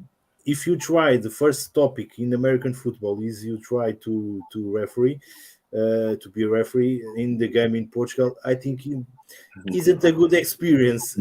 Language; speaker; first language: English; non-native, learner; Portuguese